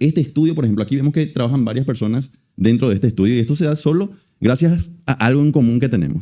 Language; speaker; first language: Spanish; native; Spanish